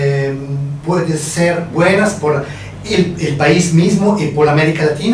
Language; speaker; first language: Spanish; non-native, fluent; Italian